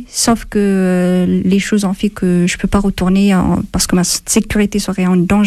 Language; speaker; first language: French; non-native, fluent; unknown